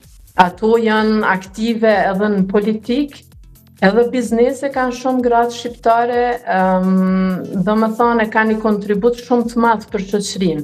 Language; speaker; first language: Albanian; early bilingual, heritage; Albanian